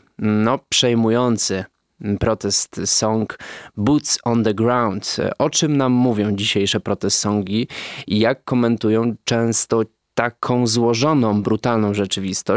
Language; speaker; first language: Polish; native; Polish